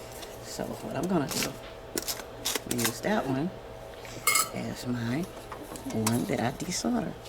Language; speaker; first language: English; native; English